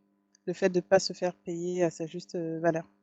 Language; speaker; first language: French; native; French